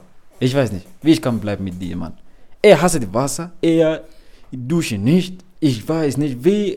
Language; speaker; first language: German; non-native, learner; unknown